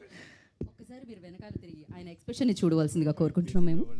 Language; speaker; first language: Telugu; native; Telugu